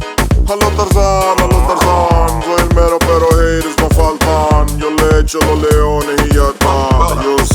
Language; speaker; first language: Spanish; native; Spanish